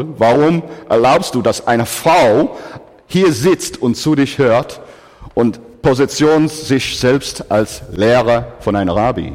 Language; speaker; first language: German; non-native, fluent; English